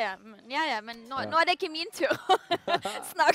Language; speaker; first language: Norwegian; non-native, learner; Lithuanian